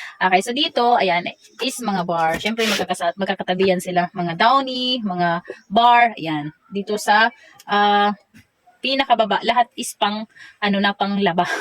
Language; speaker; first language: Filipino; non-native, local second language; Waray